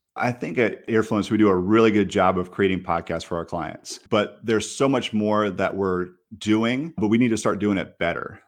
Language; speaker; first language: English; native; English